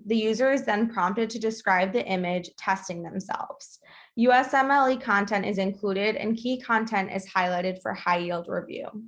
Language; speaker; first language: English; native; English